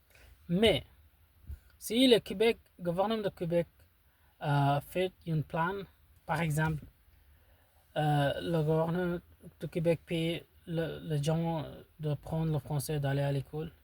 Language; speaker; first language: French; non-native, learner; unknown